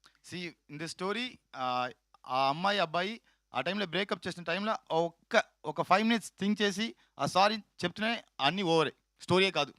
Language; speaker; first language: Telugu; non-native, learner; Tamil